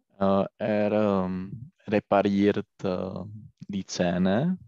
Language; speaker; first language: German; non-native, learner; Czech